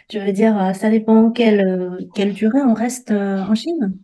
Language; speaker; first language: French; non-native, fluent; Chinese